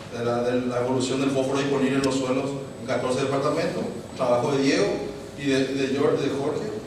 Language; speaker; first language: Spanish; native; Spanish